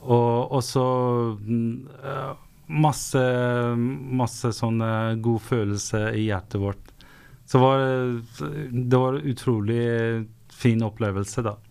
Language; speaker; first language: Norwegian; non-native, fluent; Persian